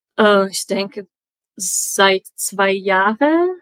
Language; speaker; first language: German; non-native, learner; Czech